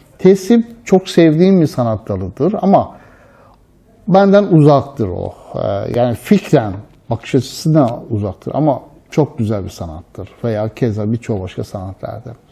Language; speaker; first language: Turkish; non-native, fluent; Persian